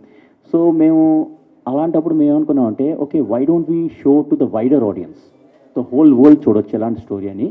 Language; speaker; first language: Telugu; early bilingual, heritage; English